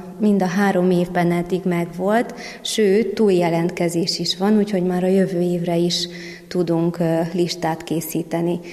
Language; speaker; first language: Hungarian; native; Hungarian